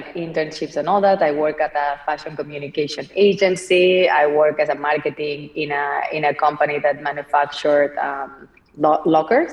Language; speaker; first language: English; non-native, fluent; Spanish